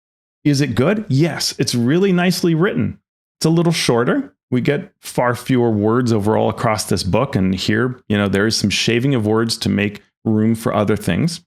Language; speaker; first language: English; native; English